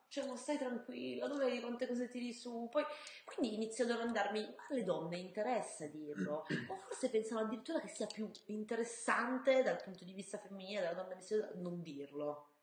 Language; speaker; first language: Italian; native; Italian